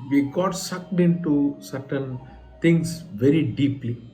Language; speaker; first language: English; non-native, local second language; Tamil